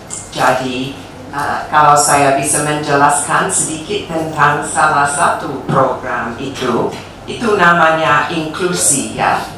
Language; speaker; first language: Indonesian; non-native, fluent; English